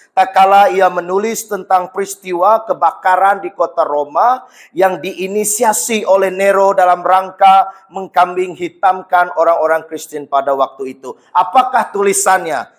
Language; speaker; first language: Malay; non-native, local second language; Iban